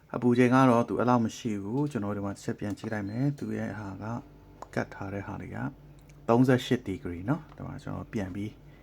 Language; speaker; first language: Burmese; native; Burmese